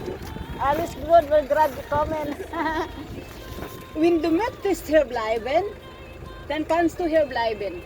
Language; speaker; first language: German; non-native, learner; Cebuano